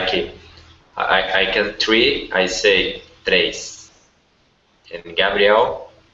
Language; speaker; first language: English; non-native, learner; Portuguese